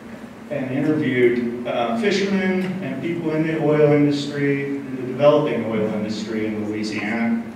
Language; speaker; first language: English; native; English